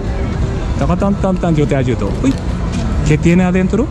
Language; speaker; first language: Spanish; non-native, learner; Japanese